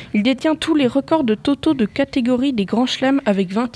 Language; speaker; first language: French; native; French